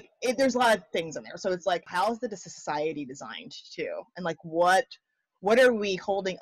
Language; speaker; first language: English; native; English